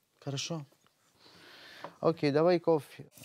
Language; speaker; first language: Russian; non-native, learner; Italian